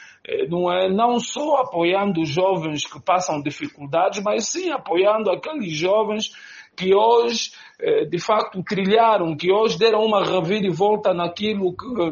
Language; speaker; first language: Portuguese; native; Portuguese